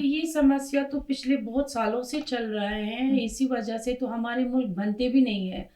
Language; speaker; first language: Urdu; non-native, fluent; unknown